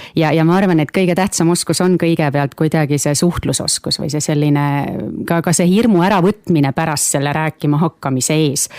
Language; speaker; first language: Estonian; native; Estonian